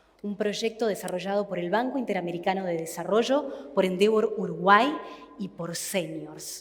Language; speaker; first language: Spanish; native; Spanish